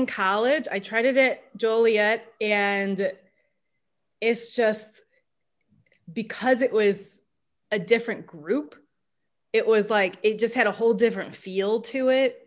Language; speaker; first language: English; native; English